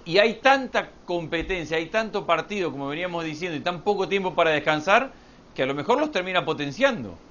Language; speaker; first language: Spanish; native; Spanish